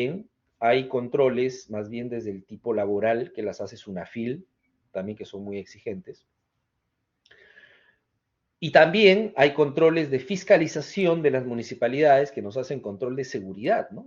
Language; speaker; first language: Spanish; native; Spanish